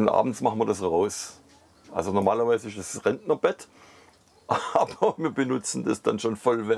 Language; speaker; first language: German; native; German